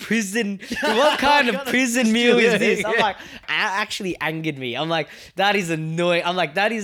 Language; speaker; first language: English; non-native, local second language; Vietnamese